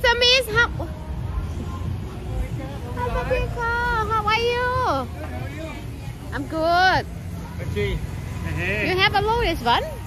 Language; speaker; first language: English; non-native, learner; Thai